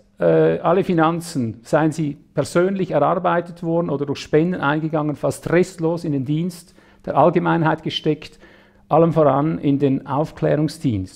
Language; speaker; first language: German; native; German